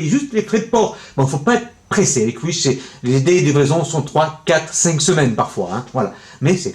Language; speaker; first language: French; native; French